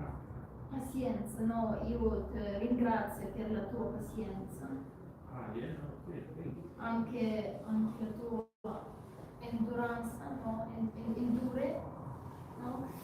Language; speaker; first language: Italian; non-native, learner; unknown